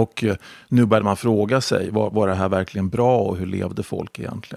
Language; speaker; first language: Swedish; native; Swedish